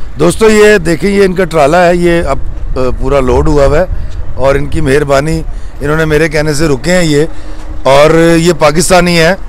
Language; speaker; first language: Urdu; non-native, local second language; Punjabi